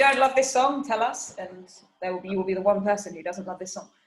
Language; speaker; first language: English; non-native, fluent; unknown